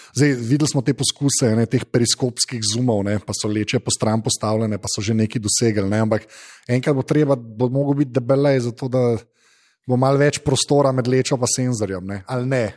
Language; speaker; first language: Slovenian; native; Slovenian